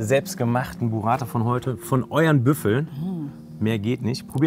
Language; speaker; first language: German; native; German